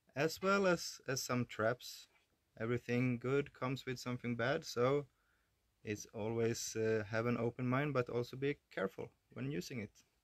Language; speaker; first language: English; non-native, fluent; Swedish